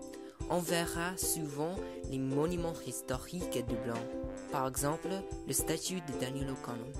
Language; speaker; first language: French; non-native, learner; English